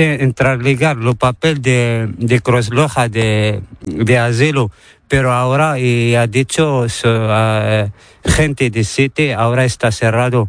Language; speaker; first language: Spanish; non-native, learner; Arabic